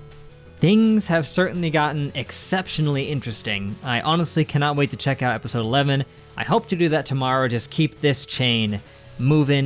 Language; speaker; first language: English; native; English